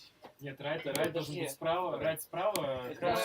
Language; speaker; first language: Russian; native; Russian